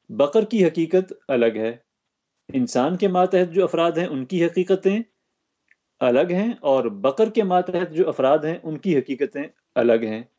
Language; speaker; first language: Urdu; native; Urdu